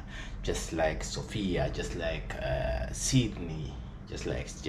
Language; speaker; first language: English; non-native, learner; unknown